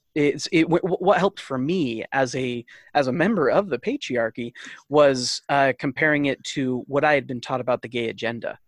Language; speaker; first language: English; native; English